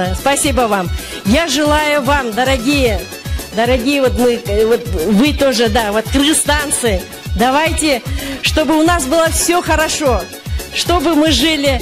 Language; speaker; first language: Russian; non-native, local second language; Kyrgyz